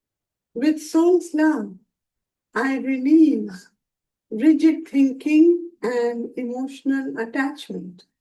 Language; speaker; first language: English; non-native, local second language; Hindi